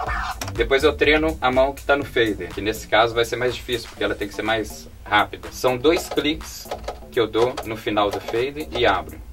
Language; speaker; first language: Portuguese; native; Portuguese